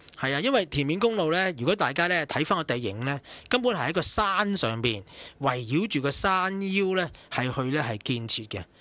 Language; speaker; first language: Cantonese; native; Cantonese